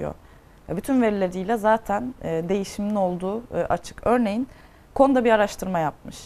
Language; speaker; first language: Turkish; native; Turkish